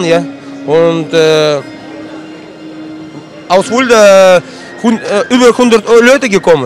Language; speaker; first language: German; non-native, learner; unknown